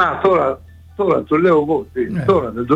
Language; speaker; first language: Greek; native; Greek